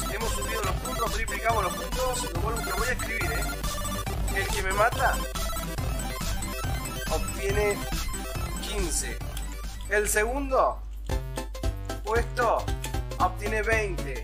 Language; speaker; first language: Spanish; native; Spanish